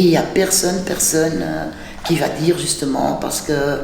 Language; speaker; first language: French; non-native, fluent; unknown